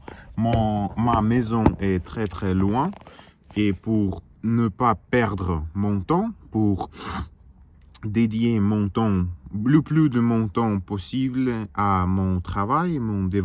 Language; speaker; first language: French; non-native, learner; Russian